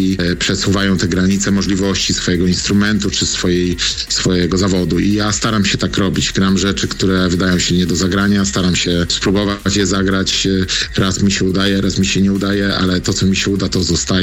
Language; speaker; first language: Polish; native; Polish